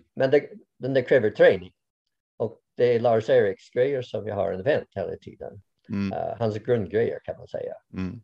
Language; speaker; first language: Swedish; non-native, fluent; English